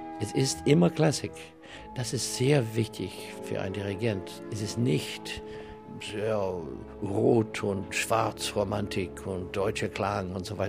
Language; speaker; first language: German; non-native, learner; English